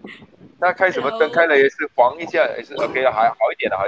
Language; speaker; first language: Chinese; native; Chinese